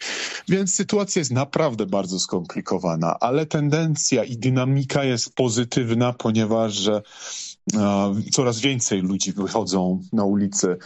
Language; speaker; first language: Polish; non-native, fluent; Georgian